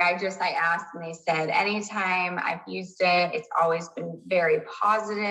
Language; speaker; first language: English; native; English